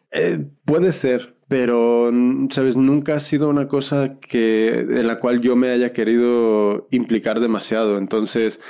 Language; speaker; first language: Spanish; early bilingual, heritage; Spanish